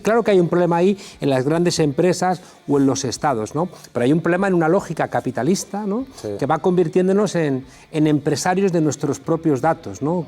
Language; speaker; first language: Spanish; native; Spanish